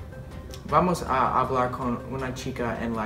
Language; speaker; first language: Spanish; non-native, learner; English